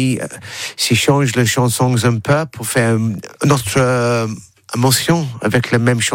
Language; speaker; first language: French; non-native, learner; English